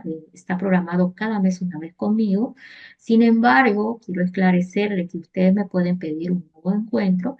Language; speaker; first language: Spanish; native; Spanish